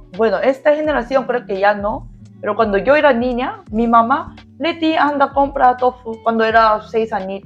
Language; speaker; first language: Spanish; non-native, learner; Korean